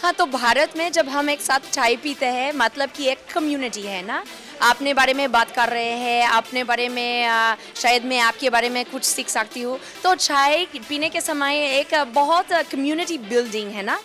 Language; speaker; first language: Hindi; non-native, fluent; English